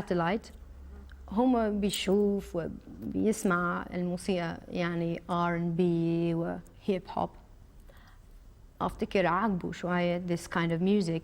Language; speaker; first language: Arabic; early bilingual, heritage; Arabic